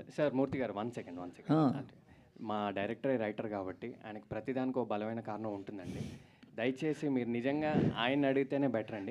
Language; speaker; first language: Telugu; native; Telugu